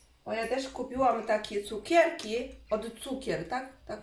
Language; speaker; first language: Polish; non-native, learner; Chinese